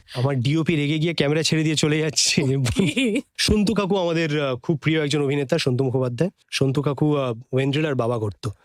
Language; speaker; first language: Bangla; native; Bangla